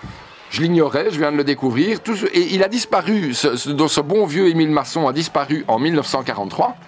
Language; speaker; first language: French; native; French